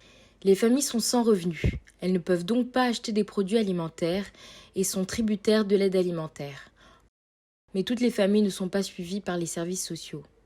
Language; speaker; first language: French; native; French